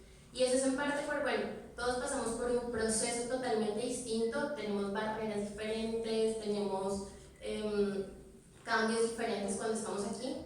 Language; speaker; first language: Spanish; native; Spanish